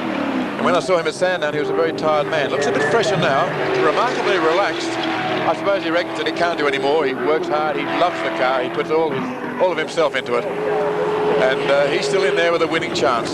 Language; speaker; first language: English; native; English